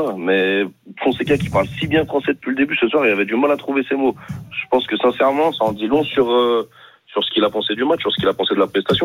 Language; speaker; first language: French; native; French